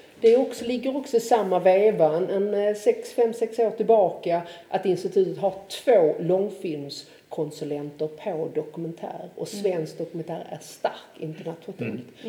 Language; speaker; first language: Swedish; native; Swedish